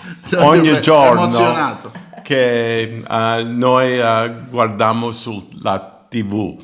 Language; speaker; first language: Italian; early bilingual, heritage; Italian